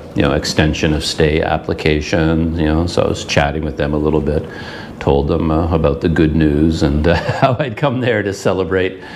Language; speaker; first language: English; native; English